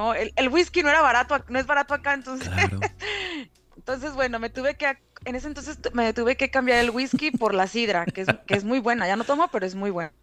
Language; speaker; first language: Spanish; native; Spanish